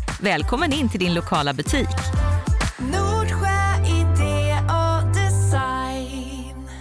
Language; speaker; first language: Swedish; native; Swedish